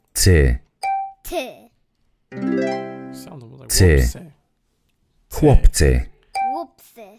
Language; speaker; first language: Polish; non-native, learner; English